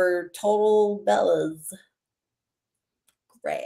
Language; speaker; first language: English; native; English